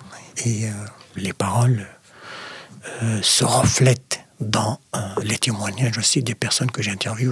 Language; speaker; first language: French; non-native, fluent; Arabic